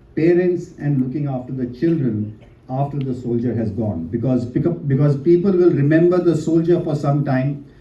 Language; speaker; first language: English; non-native, local second language; Hindi